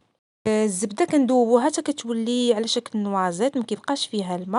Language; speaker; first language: Arabic; native; Arabic